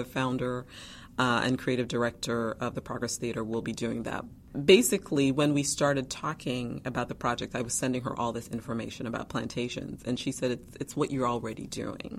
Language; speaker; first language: English; early bilingual, other home language; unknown